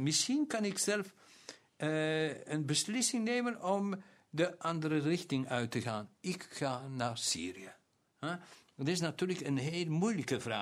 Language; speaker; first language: Dutch; non-native, local second language; German